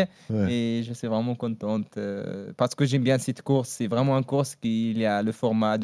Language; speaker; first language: French; non-native, learner; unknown